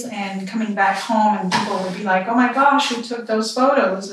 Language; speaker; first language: English; non-native, fluent; French